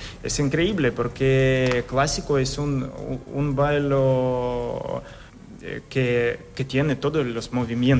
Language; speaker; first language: Spanish; non-native, learner; Ukrainian